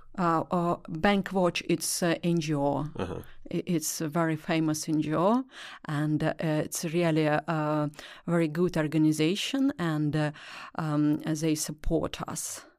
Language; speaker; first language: English; non-native, learner; Russian